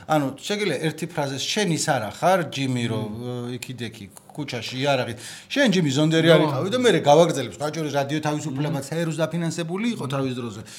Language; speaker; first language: Georgian; native; Georgian